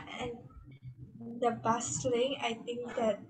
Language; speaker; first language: English; non-native, learner; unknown